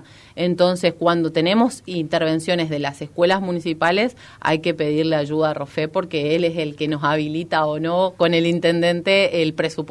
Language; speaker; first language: Spanish; native; Spanish